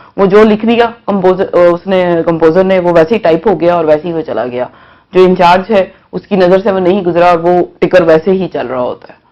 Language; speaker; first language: Urdu; native; Urdu